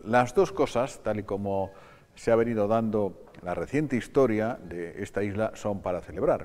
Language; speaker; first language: Spanish; native; Spanish